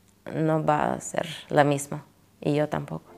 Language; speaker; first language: Spanish; non-native, fluent; Ukrainian